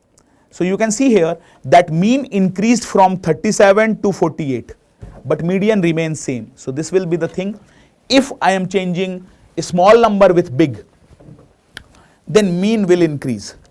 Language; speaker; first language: English; non-native, local second language; Hindi